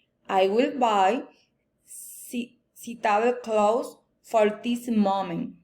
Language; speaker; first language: English; non-native, learner; Spanish